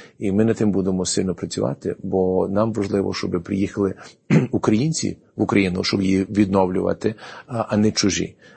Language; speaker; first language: Ukrainian; early bilingual, heritage; Ukrainian